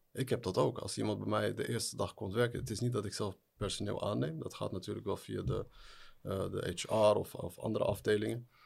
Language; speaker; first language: Dutch; early bilingual, other home language; Arabic